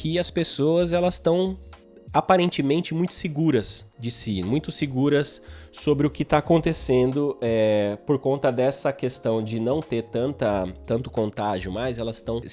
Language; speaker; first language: Portuguese; native; Portuguese